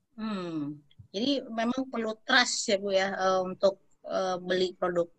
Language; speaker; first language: Indonesian; native; Indonesian